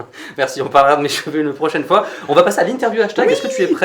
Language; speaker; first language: French; native; French